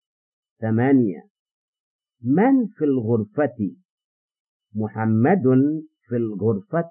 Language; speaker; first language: Arabic; non-native, fluent; English